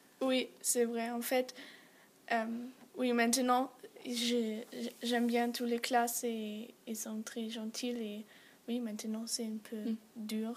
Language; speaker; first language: French; non-native, learner; German